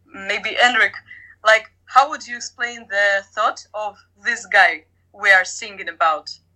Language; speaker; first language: English; non-native, fluent; Russian